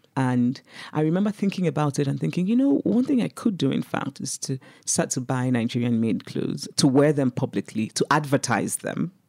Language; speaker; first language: English; non-native, local second language; Igbo